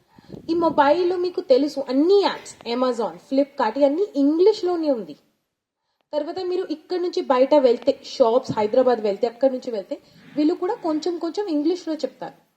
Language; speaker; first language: Telugu; non-native, learner; Hindi